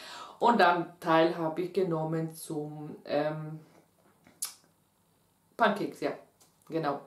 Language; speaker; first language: German; non-native, fluent; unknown